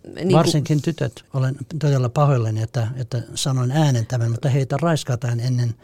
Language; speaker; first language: Finnish; non-native, fluent; Persian